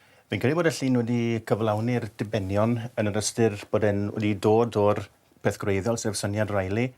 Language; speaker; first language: Welsh; native; Welsh